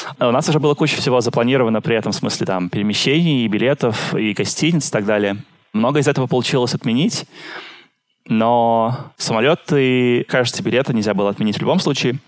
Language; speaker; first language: Russian; native; Russian